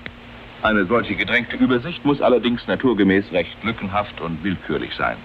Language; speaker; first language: German; native; German